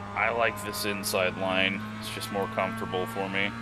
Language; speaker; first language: English; native; English